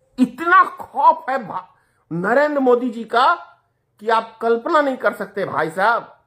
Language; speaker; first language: Hindi; native; Hindi